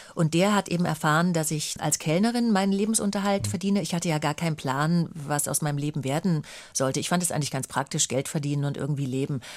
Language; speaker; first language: German; native; German